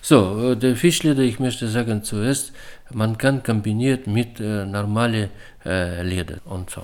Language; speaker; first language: German; non-native, learner; Russian